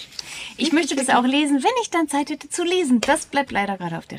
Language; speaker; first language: German; native; German